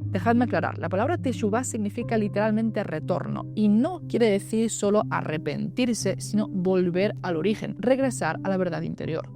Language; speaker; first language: Spanish; native; Spanish